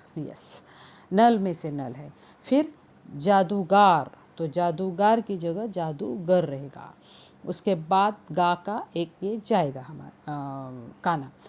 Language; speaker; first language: Hindi; non-native, local second language; Marathi